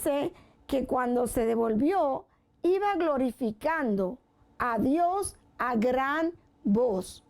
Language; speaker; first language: Spanish; native; Spanish